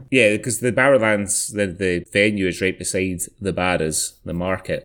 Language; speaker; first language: English; native; English